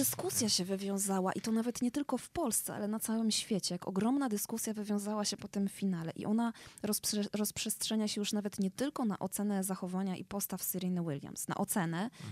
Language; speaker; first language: Polish; native; Polish